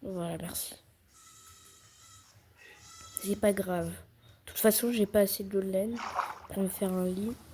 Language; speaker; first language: French; native; French